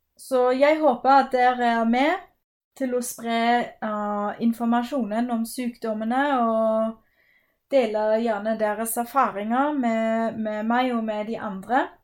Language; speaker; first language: Norwegian; non-native, fluent; German